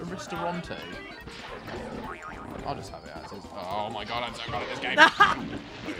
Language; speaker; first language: English; native; English